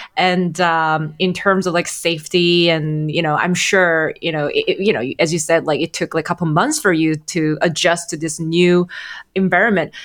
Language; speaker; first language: English; non-native, fluent; Korean